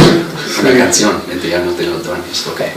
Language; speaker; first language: Spanish; non-native, fluent; English